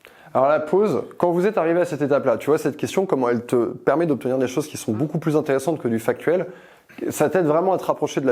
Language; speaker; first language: French; native; French